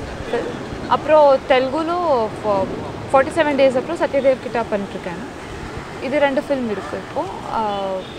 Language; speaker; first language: Tamil; non-native, learner; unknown